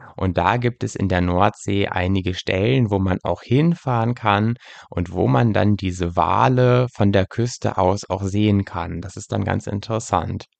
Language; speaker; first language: German; native; German